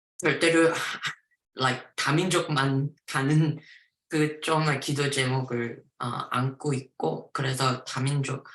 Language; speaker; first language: Korean; early bilingual, heritage; Korean